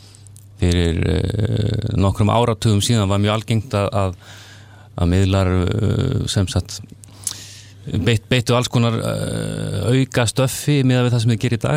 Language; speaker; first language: Icelandic; native; Icelandic